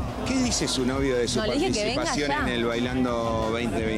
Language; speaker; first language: Spanish; native; Spanish